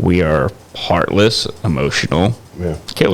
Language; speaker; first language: English; native; English